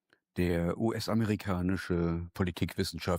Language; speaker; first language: German; native; German